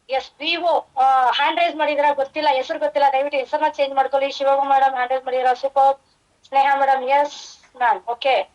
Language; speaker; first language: Kannada; non-native, fluent; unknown